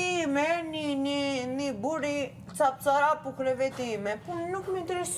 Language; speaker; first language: Albanian; early bilingual, heritage; Albanian